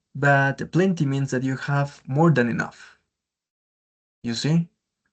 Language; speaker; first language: English; non-native, fluent; Spanish